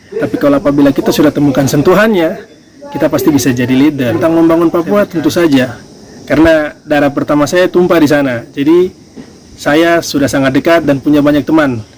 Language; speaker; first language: Indonesian; native; Indonesian